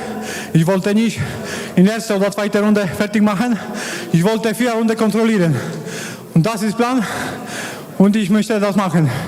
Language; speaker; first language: German; non-native, learner; Polish